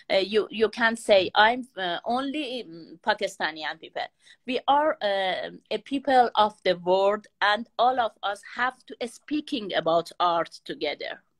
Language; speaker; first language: English; non-native, learner; Persian